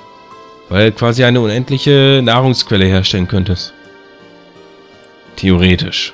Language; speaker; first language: German; native; German